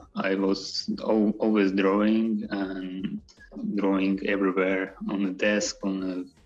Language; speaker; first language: English; non-native, fluent; Azerbaijani